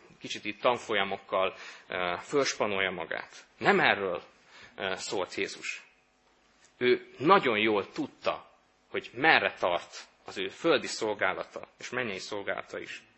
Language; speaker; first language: Hungarian; native; Hungarian